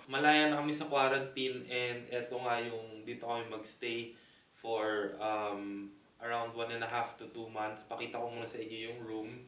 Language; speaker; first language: Filipino; native; Filipino